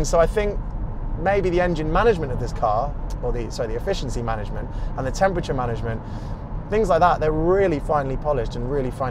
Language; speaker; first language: English; native; English